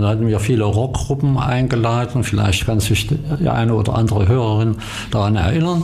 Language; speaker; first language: German; native; German